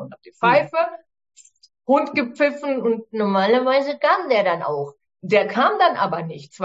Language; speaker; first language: German; native; German